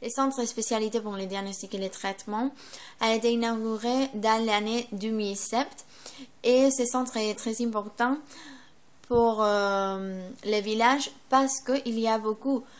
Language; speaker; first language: French; non-native, learner; Spanish